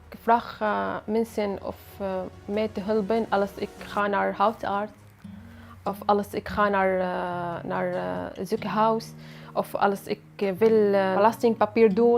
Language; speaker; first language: Dutch; non-native, learner; Arabic